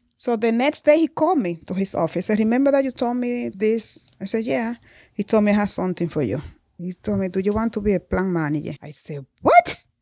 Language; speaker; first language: English; non-native, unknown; Spanish